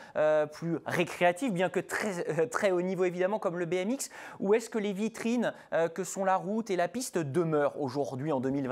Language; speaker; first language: French; native; French